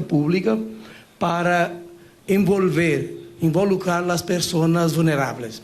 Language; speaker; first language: Spanish; non-native, learner; Portuguese